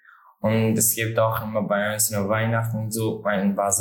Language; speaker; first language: German; non-native, learner; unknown